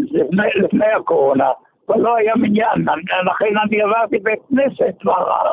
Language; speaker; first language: Hebrew; non-native, fluent; German